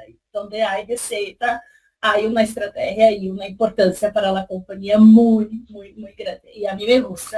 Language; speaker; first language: Spanish; non-native, fluent; Portuguese